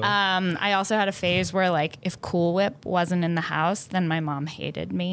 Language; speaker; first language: English; native; English